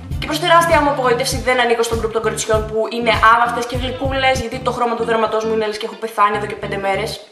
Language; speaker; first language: Greek; early bilingual, other home language; Russian